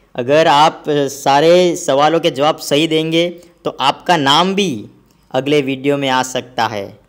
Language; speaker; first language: Hindi; non-native, local second language; Gujarati